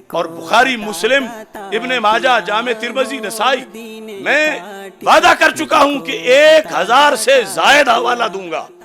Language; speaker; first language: Urdu; non-native, local second language; Punjabi